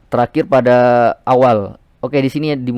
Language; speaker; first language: Indonesian; native; Indonesian